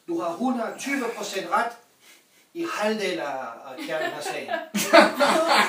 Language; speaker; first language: Danish; non-native, fluent; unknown